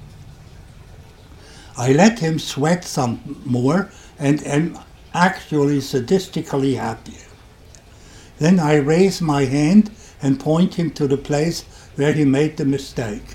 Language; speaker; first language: English; non-native, fluent; German